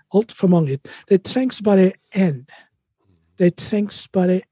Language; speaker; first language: Norwegian; non-native, fluent; English